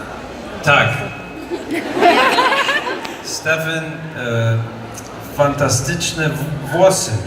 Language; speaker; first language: Polish; early bilingual, heritage; Polish